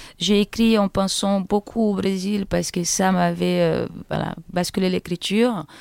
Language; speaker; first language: French; non-native, fluent; Portuguese